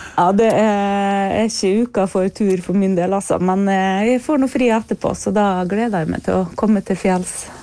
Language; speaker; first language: Norwegian; native; Norwegian